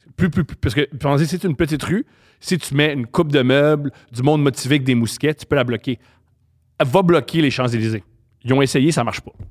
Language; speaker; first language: French; native; French